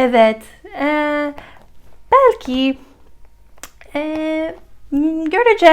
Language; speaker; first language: Turkish; non-native, fluent; English